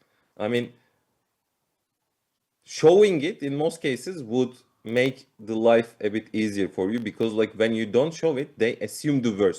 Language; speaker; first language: English; non-native, fluent; Turkish